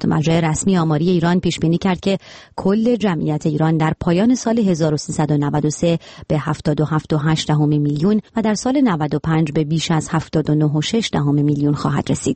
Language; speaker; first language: Persian; native; Persian